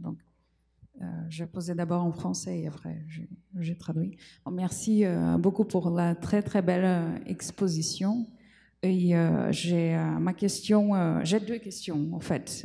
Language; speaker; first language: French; non-native, fluent; Portuguese